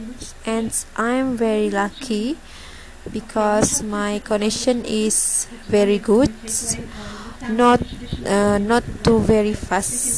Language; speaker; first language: English; non-native, learner; Malay